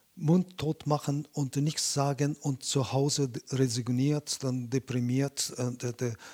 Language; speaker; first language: German; non-native, fluent; Japanese